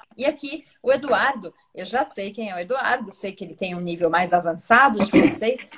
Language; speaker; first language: Portuguese; native; Portuguese